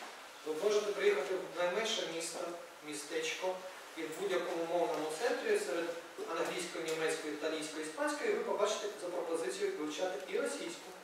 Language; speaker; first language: Ukrainian; native; Ukrainian